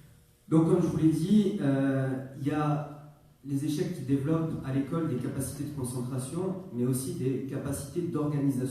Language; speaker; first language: French; native; French